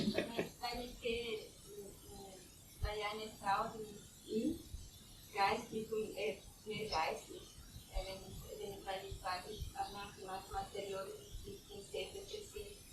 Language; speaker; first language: German; non-native, learner; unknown